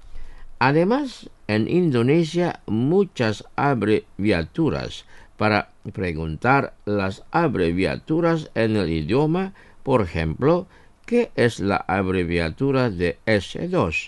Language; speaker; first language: Spanish; non-native, fluent; Indonesian